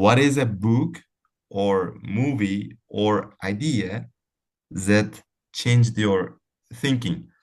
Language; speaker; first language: English; non-native, fluent; Uzbek